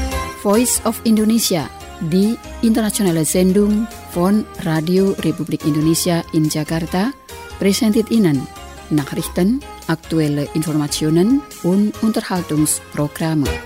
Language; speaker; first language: German; non-native, fluent; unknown